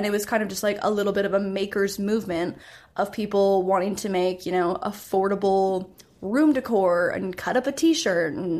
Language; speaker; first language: English; native; English